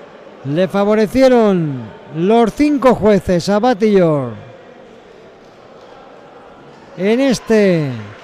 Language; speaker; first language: Spanish; native; Spanish